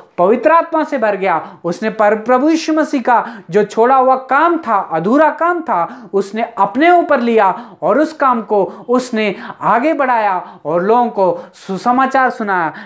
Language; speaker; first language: Hindi; non-native, local second language; Telugu